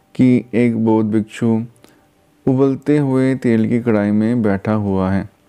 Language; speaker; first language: Hindi; non-native, local second language; Punjabi